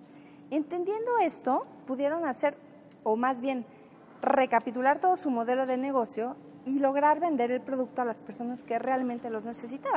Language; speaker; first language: Spanish; native; Spanish